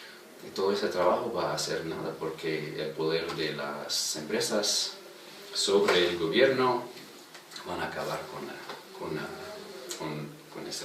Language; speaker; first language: Spanish; non-native, fluent; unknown